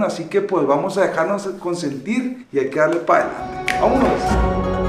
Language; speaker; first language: Spanish; native; Spanish